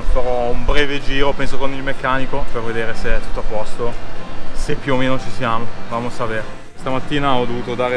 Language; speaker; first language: Italian; native; Italian